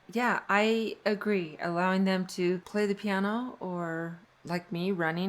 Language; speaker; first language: English; native; English